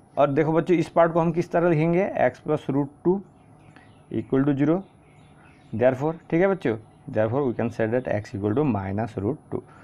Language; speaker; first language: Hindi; non-native, local second language; Assamese